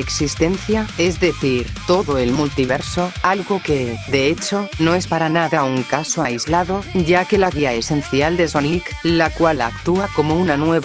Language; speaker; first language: Spanish; native; Spanish